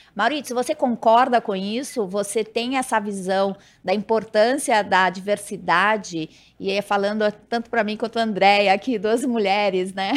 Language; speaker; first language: Portuguese; native; Portuguese